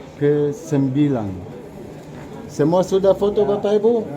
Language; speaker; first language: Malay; non-native, fluent; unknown